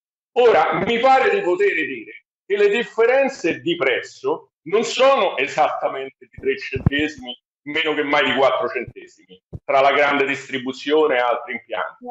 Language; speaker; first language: Italian; native; Italian